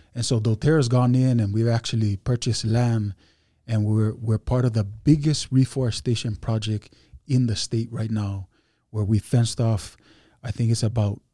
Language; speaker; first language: English; early bilingual, other home language; Hindi